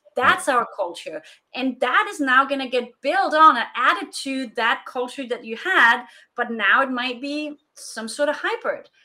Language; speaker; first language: English; non-native, fluent; Danish